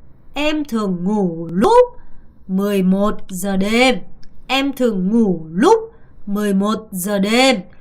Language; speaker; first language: Vietnamese; non-native, fluent; Korean